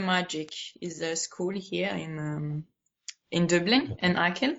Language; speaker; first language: English; non-native, fluent; Spanish